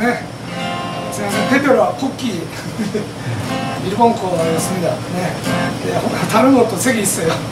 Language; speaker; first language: Korean; non-native, fluent; Japanese